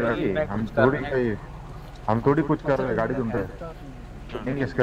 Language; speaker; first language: Hindi; native; Hindi